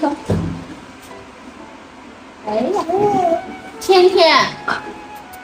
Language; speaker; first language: Chinese; native; Chinese